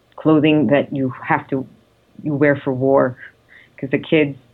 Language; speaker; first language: English; non-native, fluent; Italian